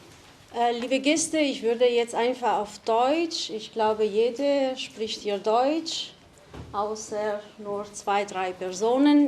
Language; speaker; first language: German; non-native, fluent; Albanian